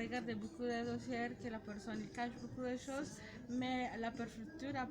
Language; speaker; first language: French; non-native, learner; Spanish